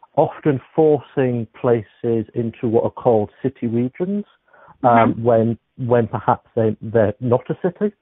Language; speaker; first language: English; native; English